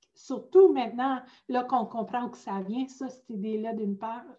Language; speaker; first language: French; native; French